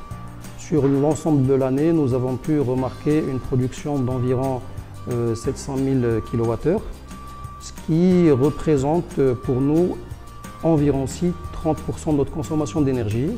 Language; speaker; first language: French; non-native, local second language; Arabic